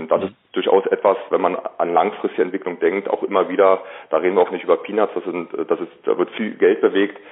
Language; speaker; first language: German; native; German